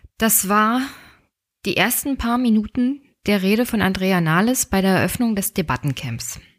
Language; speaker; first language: German; native; German